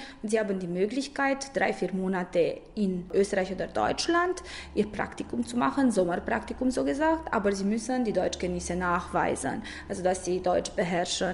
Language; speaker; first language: German; non-native, fluent; Romanian